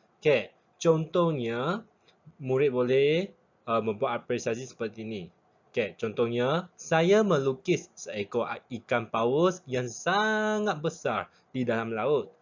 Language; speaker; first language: Malay; non-native, local second language; Chinese